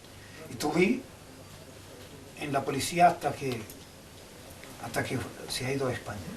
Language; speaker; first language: Spanish; non-native, fluent; Arabic